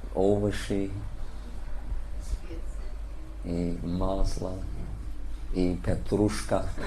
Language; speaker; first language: Russian; non-native, learner; English